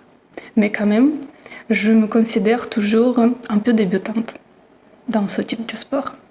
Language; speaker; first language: French; non-native, fluent; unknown